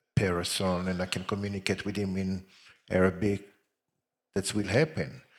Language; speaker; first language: English; non-native, fluent; Hebrew